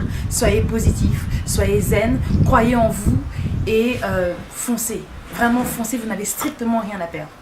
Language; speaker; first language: French; native; French